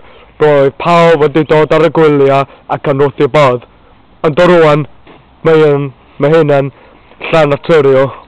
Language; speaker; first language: Welsh; non-native, learner; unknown